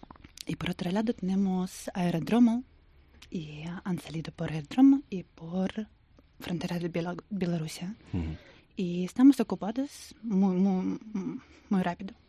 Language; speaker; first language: Spanish; non-native, learner; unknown